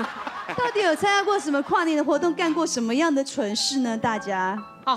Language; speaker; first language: Chinese; native; Chinese